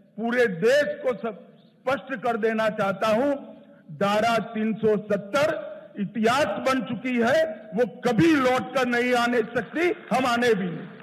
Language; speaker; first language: Hindi; non-native, local second language; Gujarati